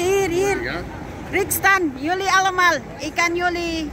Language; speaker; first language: Dutch; early bilingual, other home language; Filipino